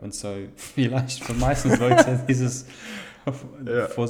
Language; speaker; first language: German; non-native, fluent; English